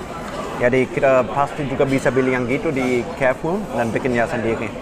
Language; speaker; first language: Indonesian; non-native, fluent; German